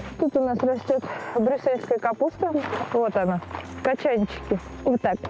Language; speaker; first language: Russian; native; Russian